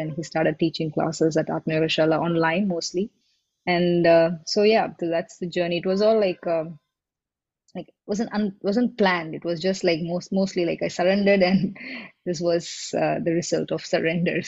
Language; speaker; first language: English; non-native, local second language; Tamil